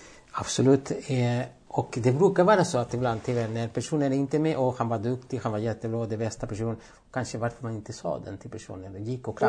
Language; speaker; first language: Swedish; non-native, fluent; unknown